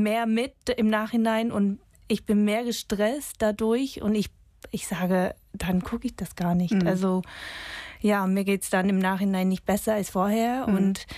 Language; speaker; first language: German; non-native, fluent; English